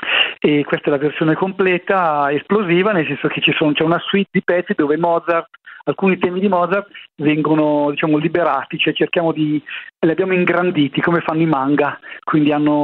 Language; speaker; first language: Italian; native; Italian